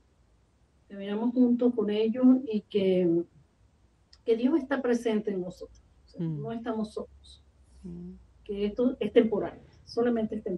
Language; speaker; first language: Spanish; native; Spanish